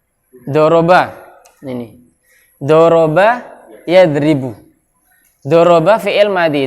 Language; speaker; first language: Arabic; non-native, fluent; Indonesian